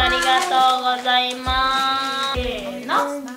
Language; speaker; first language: Japanese; native; Japanese